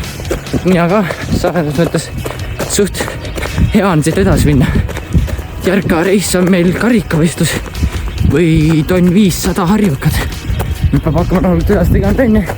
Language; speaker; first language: Estonian; native; Estonian